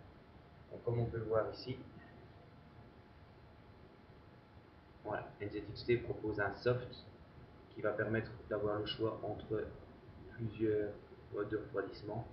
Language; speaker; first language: French; native; French